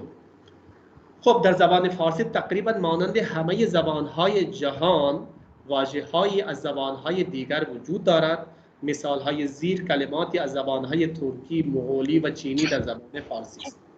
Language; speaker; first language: Persian; non-native, fluent; Urdu